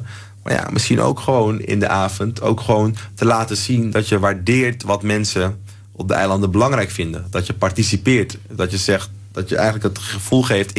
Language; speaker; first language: Dutch; native; Dutch